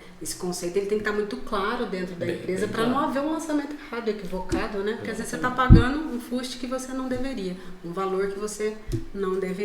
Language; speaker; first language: Portuguese; native; Portuguese